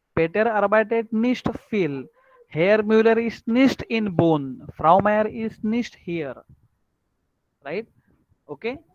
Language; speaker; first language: German; non-native, learner; Marathi